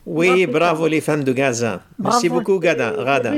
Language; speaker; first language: French; non-native, local second language; Arabic